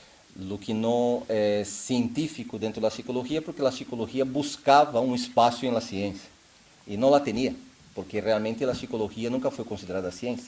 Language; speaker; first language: Spanish; non-native, fluent; Portuguese